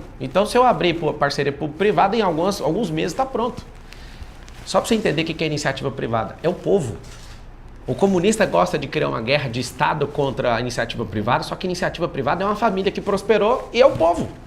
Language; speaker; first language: Portuguese; native; Portuguese